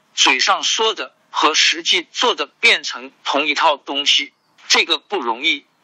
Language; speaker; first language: Chinese; non-native, local second language; Hakka Chinese